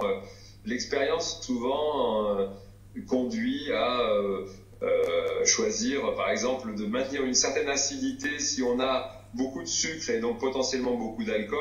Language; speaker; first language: French; native; French